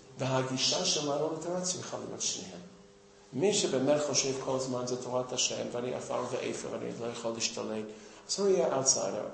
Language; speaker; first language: Hebrew; non-native, fluent; English